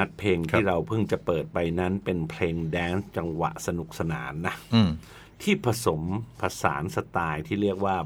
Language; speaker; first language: Thai; native; Thai